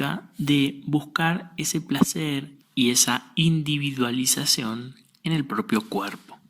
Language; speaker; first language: Spanish; native; Spanish